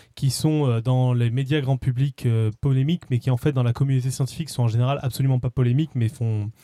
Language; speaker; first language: French; native; French